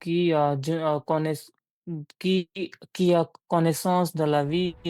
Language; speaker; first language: French; non-native, learner; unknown